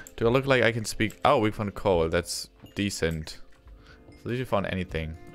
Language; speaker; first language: English; non-native, fluent; German